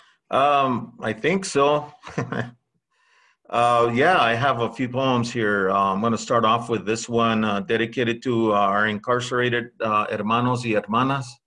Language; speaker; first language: English; early bilingual, other home language; Spanish